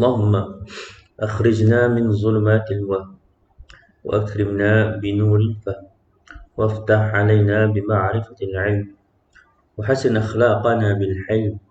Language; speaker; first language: Arabic; non-native, fluent; Malay